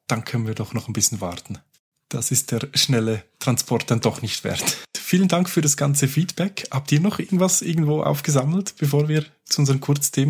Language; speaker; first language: German; native; German